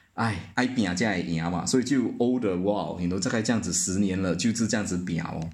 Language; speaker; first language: Chinese; native; Chinese